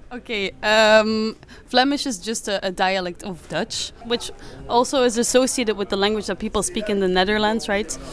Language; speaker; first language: English; non-native, fluent; Dutch